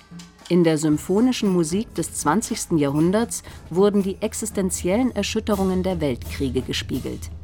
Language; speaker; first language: German; native; German